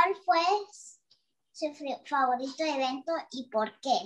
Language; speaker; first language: Spanish; early bilingual, heritage; Spanish